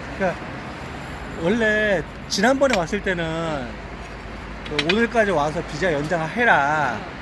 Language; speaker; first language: Korean; native; Korean